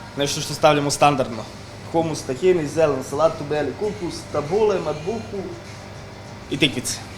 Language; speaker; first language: Bosnian; non-native, fluent; Hebrew